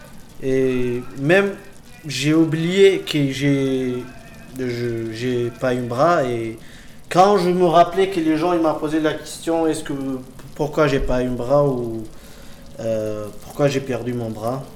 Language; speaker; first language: French; non-native, learner; Kurdish